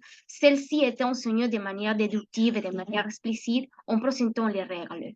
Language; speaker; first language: French; non-native, learner; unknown